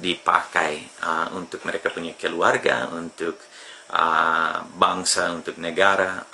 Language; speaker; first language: Indonesian; non-native, fluent; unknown